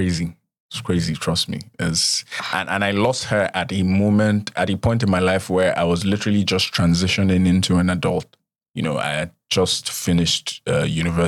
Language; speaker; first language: English; non-native, local second language; Yoruba